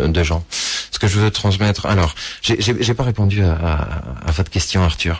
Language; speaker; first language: French; early bilingual, other home language; Portuguese